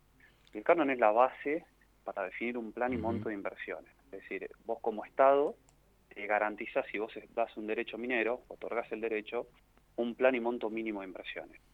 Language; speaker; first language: Spanish; native; Spanish